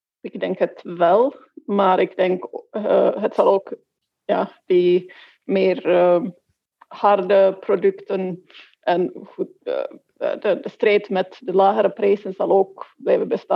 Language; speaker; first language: Dutch; non-native, fluent; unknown